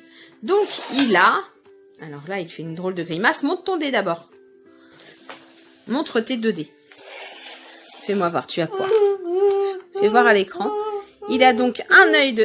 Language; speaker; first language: French; native; French